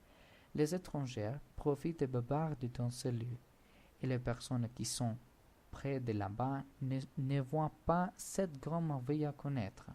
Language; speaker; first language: French; non-native, learner; Spanish